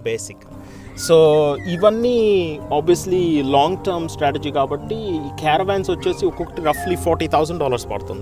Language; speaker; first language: Telugu; native; Telugu